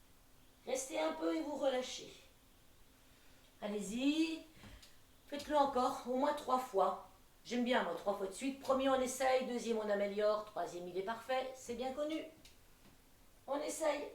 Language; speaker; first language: French; native; French